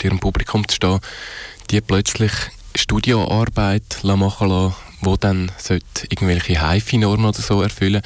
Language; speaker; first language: German; native; German